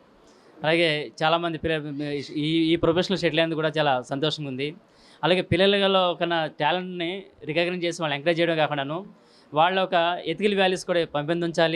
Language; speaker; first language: Telugu; native; Telugu